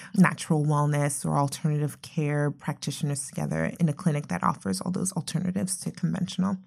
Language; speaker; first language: English; non-native, local second language; Yoruba